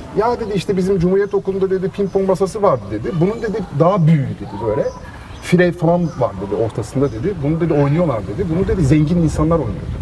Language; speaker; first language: Turkish; native; Turkish